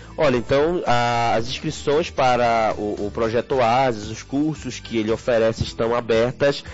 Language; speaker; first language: Portuguese; native; Portuguese